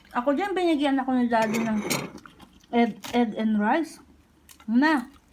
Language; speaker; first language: Filipino; native; Filipino